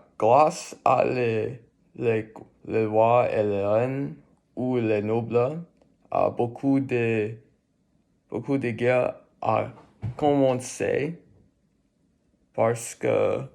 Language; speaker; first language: French; non-native, learner; English